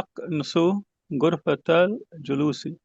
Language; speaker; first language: Arabic; non-native, learner; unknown